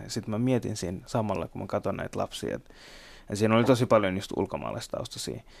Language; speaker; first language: Finnish; early bilingual, other home language; Bangla